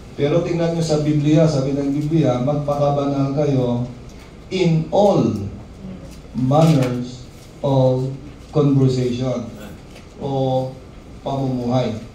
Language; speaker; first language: Filipino; non-native, local second language; Hiligaynon